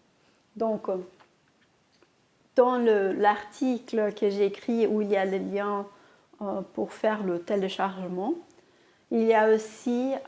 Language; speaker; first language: French; non-native, fluent; Portuguese